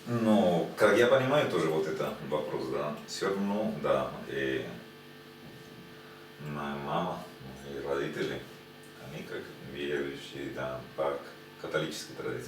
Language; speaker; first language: Russian; non-native, learner; Spanish